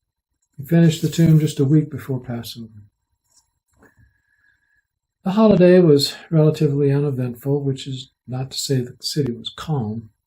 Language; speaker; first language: English; native; English